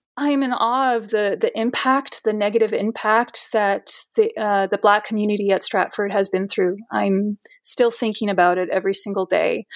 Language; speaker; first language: English; non-native, fluent; Portuguese